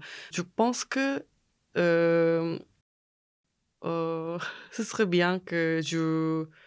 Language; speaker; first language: French; non-native, fluent; Korean